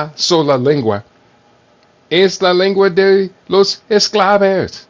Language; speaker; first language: Spanish; non-native, learner; English